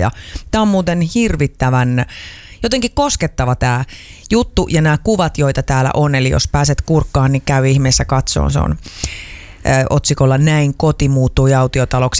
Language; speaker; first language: Finnish; native; Finnish